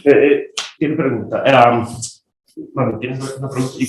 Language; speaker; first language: Spanish; early bilingual, heritage; Spanish